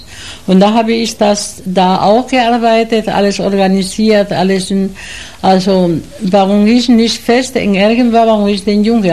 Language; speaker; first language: German; non-native, fluent; Spanish